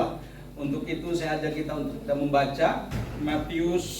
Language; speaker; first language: Indonesian; native; Indonesian